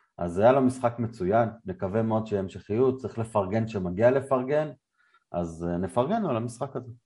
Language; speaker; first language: Hebrew; native; Hebrew